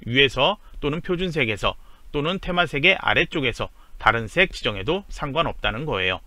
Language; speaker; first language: Korean; native; Korean